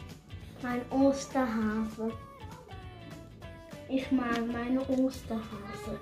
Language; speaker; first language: German; early bilingual, other home language; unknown